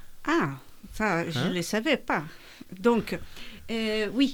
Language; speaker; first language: French; non-native, fluent; Portuguese